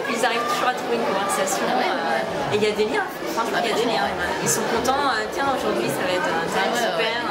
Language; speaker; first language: French; native; French